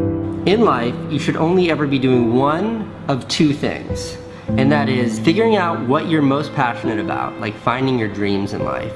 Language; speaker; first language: English; native; English